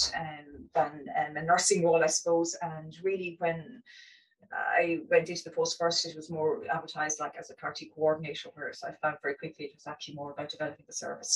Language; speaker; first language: English; native; English